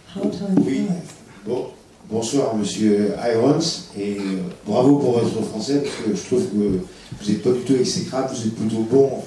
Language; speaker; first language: French; native; French